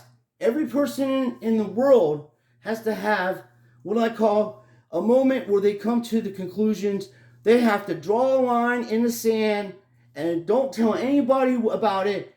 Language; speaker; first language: English; native; English